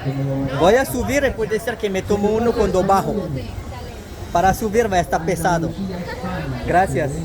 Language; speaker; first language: Spanish; non-native, learner; French